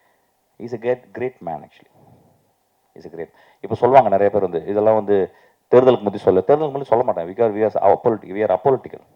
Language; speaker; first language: Tamil; native; Tamil